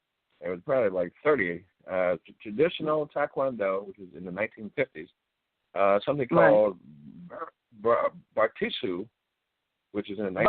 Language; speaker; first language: English; native; English